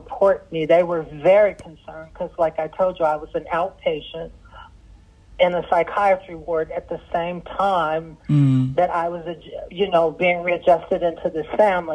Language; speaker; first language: English; early bilingual, other home language; Arabic